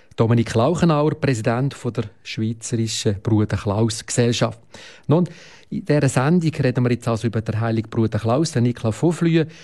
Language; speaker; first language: German; native; German